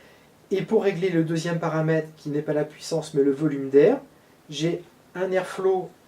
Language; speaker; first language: French; native; French